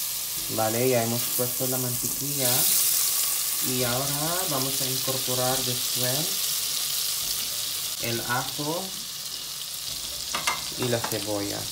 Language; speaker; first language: Spanish; non-native, fluent; Filipino